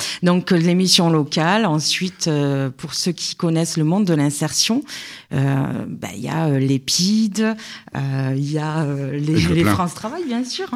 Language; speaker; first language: French; native; French